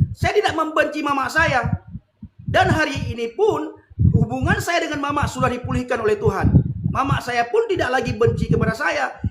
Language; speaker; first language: Indonesian; non-native, local second language; Achinese